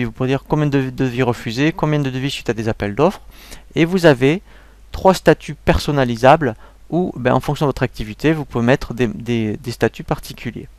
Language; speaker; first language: French; native; French